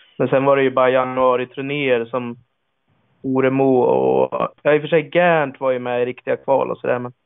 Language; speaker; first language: Swedish; native; Swedish